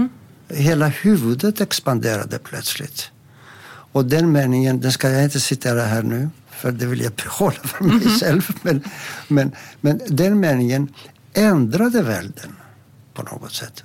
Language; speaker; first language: Swedish; non-native, fluent; Greek